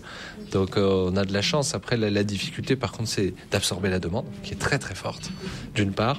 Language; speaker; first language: French; native; French